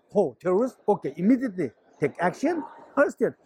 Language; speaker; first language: English; non-native, learner; Chinese